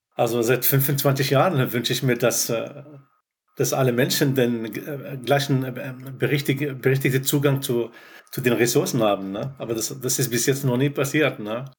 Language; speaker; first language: German; non-native, fluent; Arabic